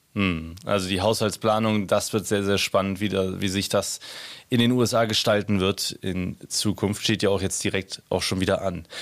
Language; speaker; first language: German; native; German